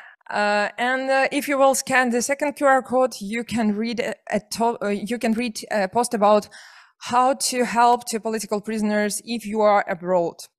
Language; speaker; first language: English; non-native, fluent; Belarusian